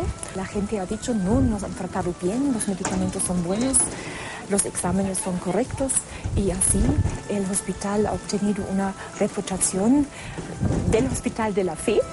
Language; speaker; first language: Spanish; non-native, fluent; German